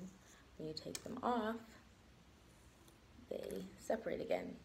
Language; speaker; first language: English; native; English